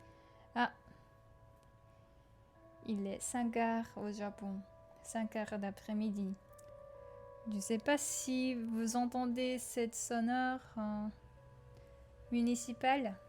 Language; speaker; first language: French; non-native, fluent; Japanese